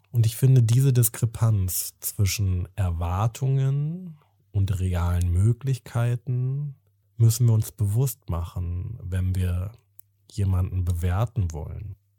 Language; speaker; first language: German; native; German